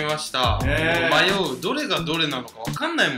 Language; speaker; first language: Japanese; non-native, fluent; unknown